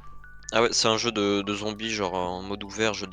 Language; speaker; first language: French; native; French